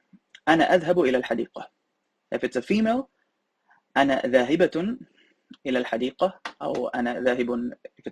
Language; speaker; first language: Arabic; non-native, fluent; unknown